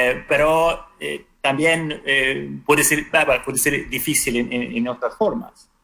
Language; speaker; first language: Spanish; non-native, fluent; Swedish